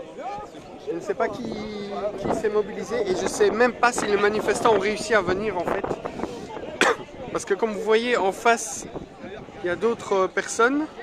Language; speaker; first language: French; native; French